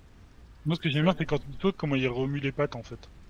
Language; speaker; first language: French; native; French